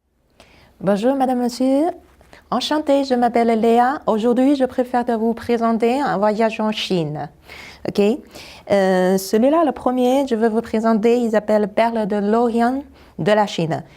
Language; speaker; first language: French; non-native, fluent; Chinese